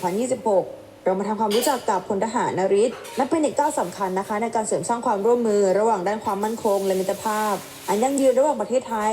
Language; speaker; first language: Thai; native; Thai